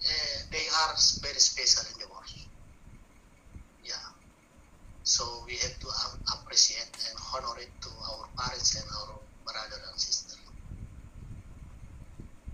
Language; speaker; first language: English; non-native, learner; Buginese